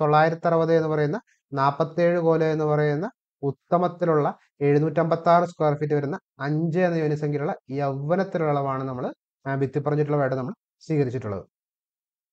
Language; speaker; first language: Malayalam; native; Malayalam